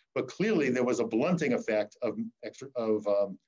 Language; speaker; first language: English; native; English